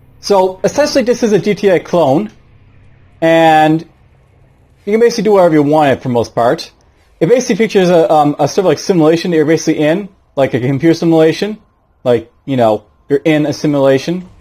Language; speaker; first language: English; native; English